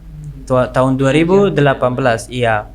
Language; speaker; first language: Indonesian; non-native, learner; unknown